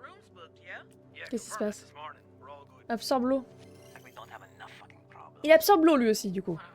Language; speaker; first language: French; native; French